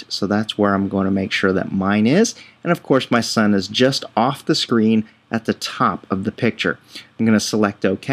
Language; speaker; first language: English; native; English